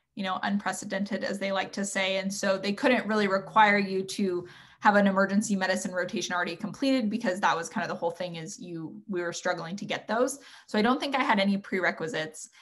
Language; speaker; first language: English; native; English